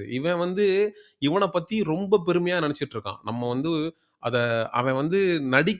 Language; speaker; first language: Tamil; native; Tamil